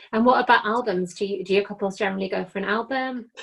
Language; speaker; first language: English; native; English